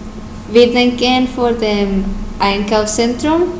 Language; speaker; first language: German; non-native, learner; Spanish